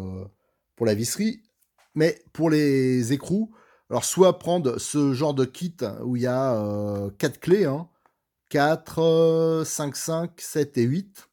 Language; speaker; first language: French; native; French